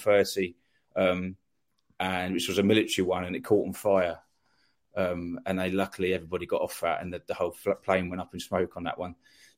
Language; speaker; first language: English; native; English